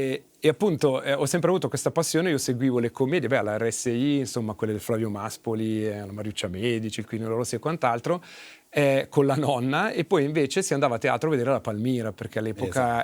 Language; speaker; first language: Italian; native; Italian